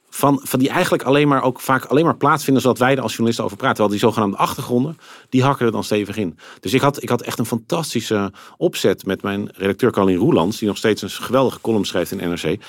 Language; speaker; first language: Dutch; native; Dutch